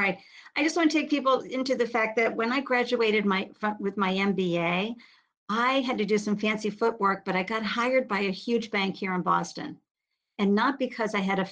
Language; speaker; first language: English; native; English